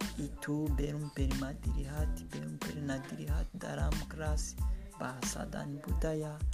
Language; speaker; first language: Indonesian; non-native, learner; Kinyarwanda